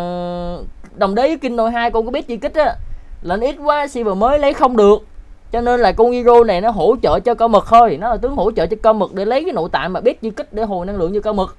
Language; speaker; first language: Vietnamese; native; Vietnamese